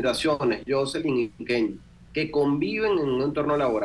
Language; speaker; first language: Spanish; native; Spanish